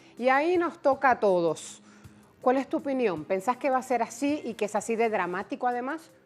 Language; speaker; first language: Spanish; native; Spanish